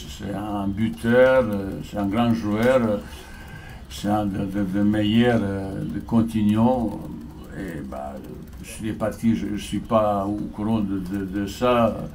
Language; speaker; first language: French; non-native, fluent; Bosnian